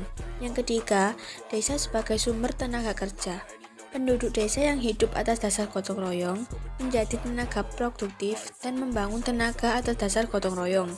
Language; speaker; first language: Indonesian; native; Indonesian